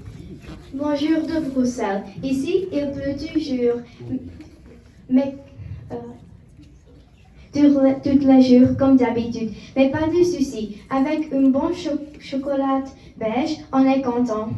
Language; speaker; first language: French; non-native, learner; Czech